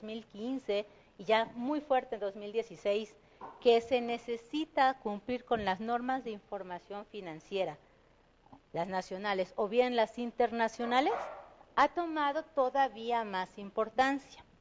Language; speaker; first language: Spanish; native; Spanish